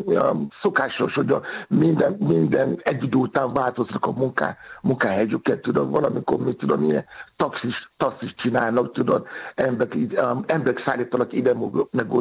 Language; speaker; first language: Hungarian; non-native, fluent; Yoruba